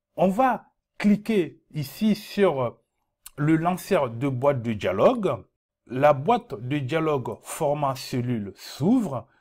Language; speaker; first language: French; non-native, local second language; Dyula